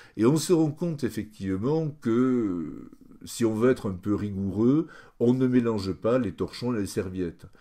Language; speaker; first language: French; native; French